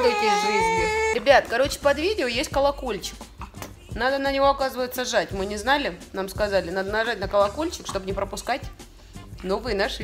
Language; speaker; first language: Russian; native; Russian